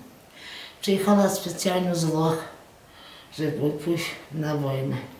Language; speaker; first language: Polish; early bilingual, heritage; Polish